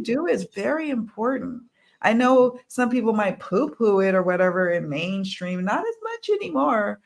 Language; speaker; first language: English; native; English